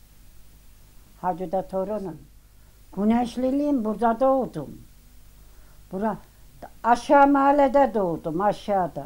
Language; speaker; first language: Turkish; native; Turkish